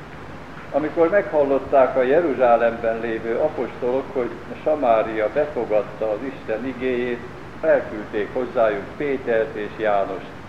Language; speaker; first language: Hungarian; native; Hungarian